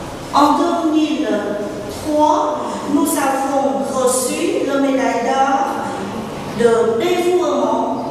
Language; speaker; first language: French; non-native, fluent; Vietnamese